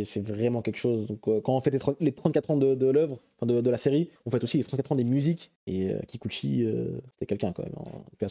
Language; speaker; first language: French; native; French